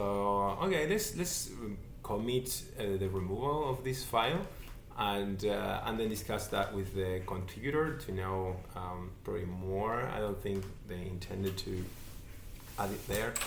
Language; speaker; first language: English; non-native, fluent; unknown